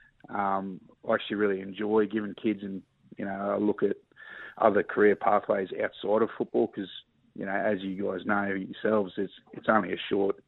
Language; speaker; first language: English; native; English